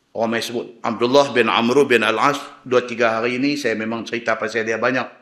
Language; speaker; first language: Malay; native; Malay